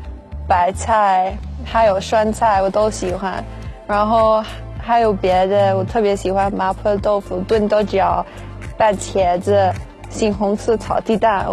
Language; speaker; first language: Chinese; early bilingual, heritage; Chinese